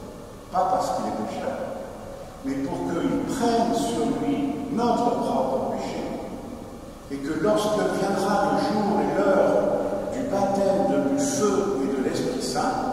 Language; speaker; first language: French; native; French